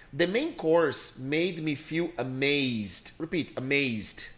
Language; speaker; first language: English; non-native, fluent; Portuguese